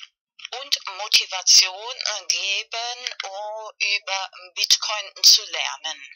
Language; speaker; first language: German; non-native, learner; Spanish